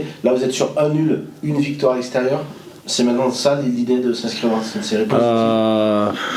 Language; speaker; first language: French; native; French